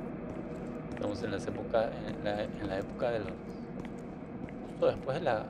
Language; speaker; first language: Spanish; native; Spanish